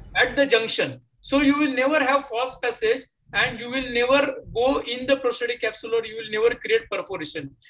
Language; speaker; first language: English; non-native, local second language; Marathi